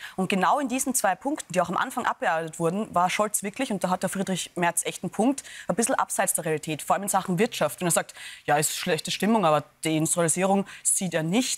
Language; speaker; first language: German; native; German